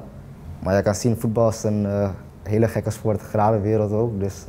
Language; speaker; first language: Dutch; native; Dutch